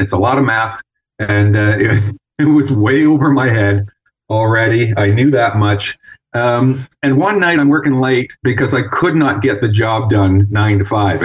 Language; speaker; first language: English; native; English